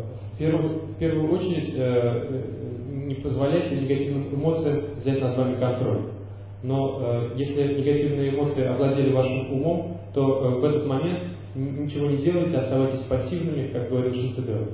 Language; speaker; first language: Russian; native; Russian